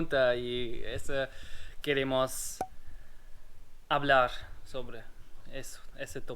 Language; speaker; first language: Spanish; non-native, learner; German